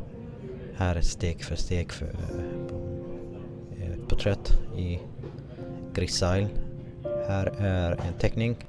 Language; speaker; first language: Swedish; non-native, fluent; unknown